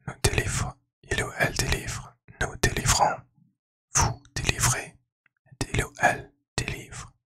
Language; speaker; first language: French; non-native, learner; English